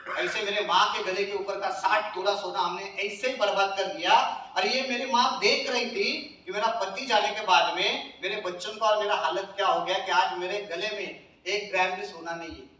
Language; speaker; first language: Hindi; non-native, local second language; Marathi